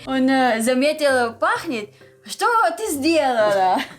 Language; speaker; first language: Russian; non-native, learner; Filipino